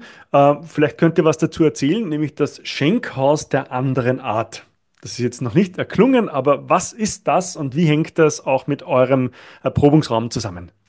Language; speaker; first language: German; native; German